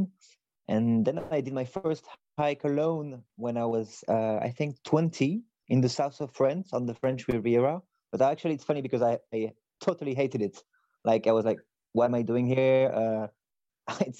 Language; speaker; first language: English; non-native, fluent; French